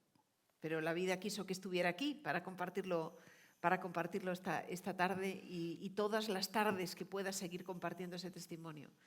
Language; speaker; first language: Spanish; native; Spanish